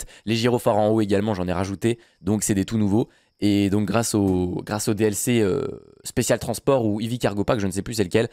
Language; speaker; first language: French; native; French